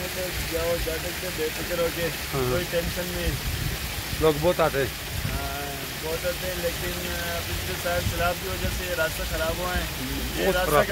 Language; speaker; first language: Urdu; non-native, local second language; Pashto